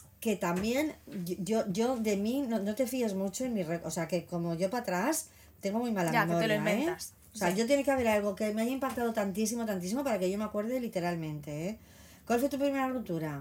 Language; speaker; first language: Spanish; native; Spanish